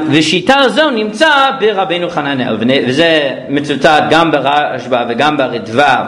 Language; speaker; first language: Hebrew; non-native, fluent; English